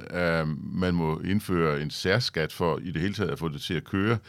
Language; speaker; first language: Danish; native; Danish